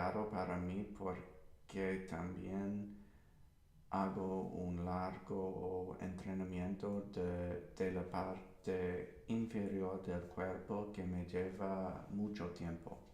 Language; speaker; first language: Spanish; non-native, learner; English